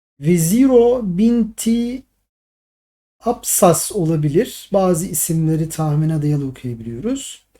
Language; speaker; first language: Turkish; native; Turkish